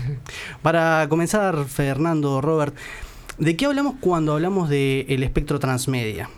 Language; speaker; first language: Spanish; native; Spanish